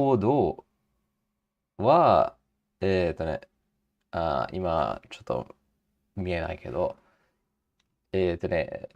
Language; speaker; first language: Japanese; non-native, learner; English